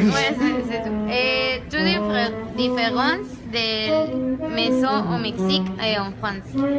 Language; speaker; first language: French; non-native, learner; Spanish